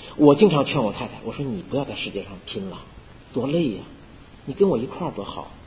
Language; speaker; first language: Chinese; native; Chinese